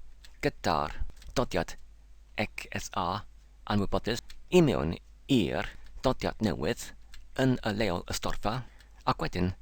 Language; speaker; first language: Welsh; non-native, fluent; English